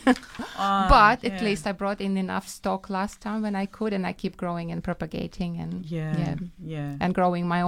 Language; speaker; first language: English; non-native, fluent; Ukrainian